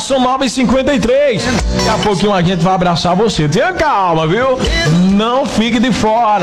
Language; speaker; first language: Portuguese; native; Portuguese